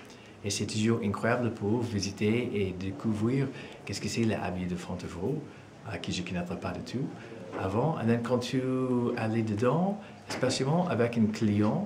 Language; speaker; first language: French; non-native, fluent; English